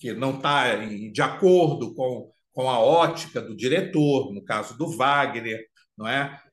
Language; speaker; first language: Portuguese; native; Portuguese